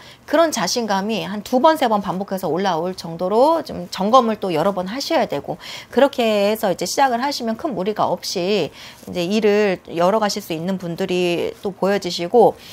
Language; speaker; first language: Korean; native; Korean